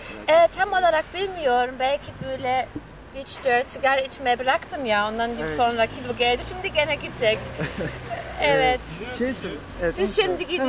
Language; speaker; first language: Turkish; non-native, learner; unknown